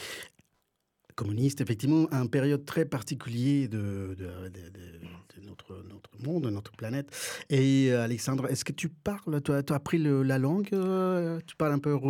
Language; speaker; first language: French; non-native, fluent; Spanish